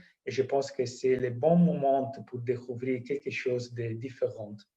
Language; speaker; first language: French; non-native, fluent; Italian